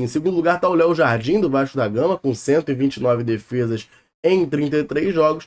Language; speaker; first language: Portuguese; native; Portuguese